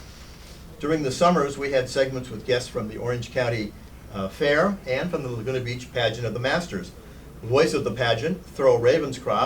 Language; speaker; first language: English; native; English